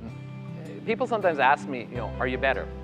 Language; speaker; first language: English; native; English